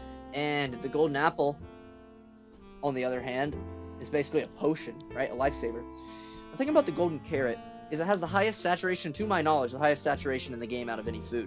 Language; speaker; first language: English; native; English